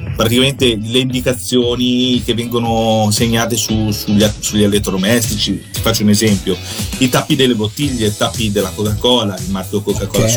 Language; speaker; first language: Italian; native; Italian